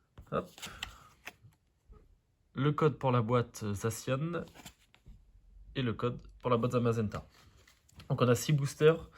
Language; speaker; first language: French; native; French